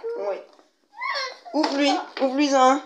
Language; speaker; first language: French; native; French